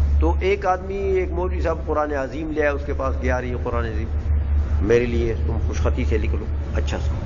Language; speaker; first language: Urdu; non-native, local second language; Pashto